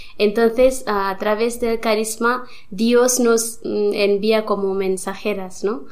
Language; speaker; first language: Spanish; non-native, fluent; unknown